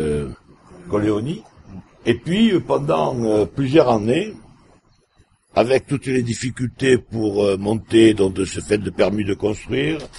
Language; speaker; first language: French; native; French